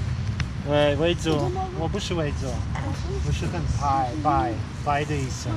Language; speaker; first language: Chinese; non-native, learner; Polish